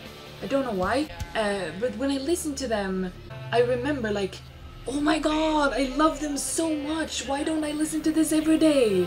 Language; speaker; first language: English; non-native, fluent; Swedish